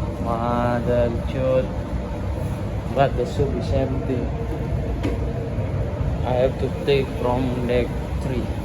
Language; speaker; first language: English; non-native, learner; Indonesian